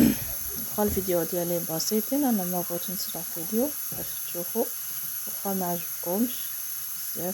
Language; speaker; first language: Arabic; native; Arabic